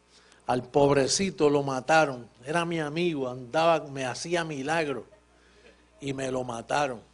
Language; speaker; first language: Spanish; native; Spanish